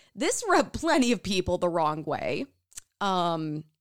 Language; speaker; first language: English; native; English